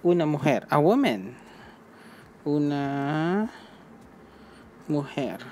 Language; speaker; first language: Spanish; non-native, learner; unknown